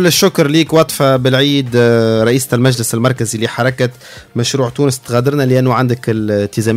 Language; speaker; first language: Arabic; native; Arabic